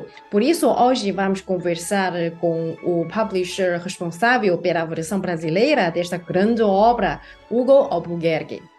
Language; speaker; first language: Portuguese; non-native, fluent; Chinese